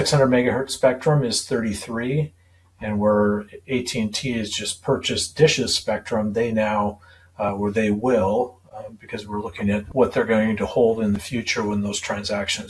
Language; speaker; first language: English; native; English